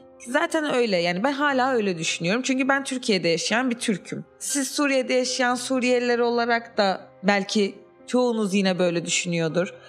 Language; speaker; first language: Turkish; native; Turkish